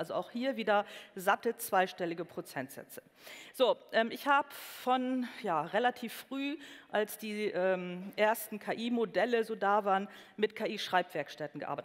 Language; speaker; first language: German; native; German